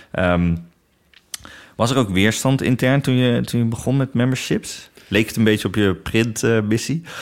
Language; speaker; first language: Dutch; native; Dutch